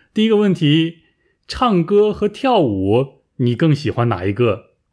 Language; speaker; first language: Chinese; native; Chinese